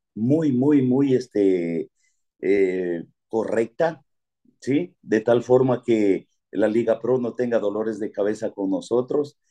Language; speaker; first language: Spanish; native; Spanish